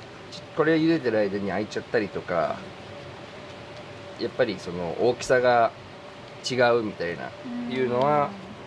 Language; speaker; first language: Japanese; native; Japanese